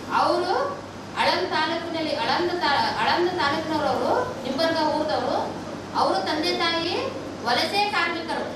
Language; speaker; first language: Kannada; native; Kannada